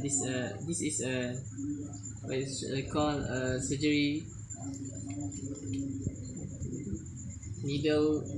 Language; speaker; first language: English; non-native, learner; Malay